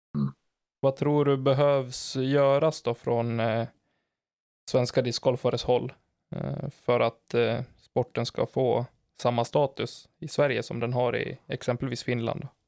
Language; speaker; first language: Swedish; native; Swedish